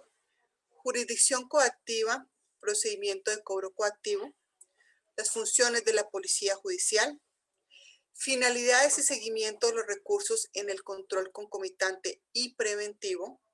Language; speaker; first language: Spanish; native; Spanish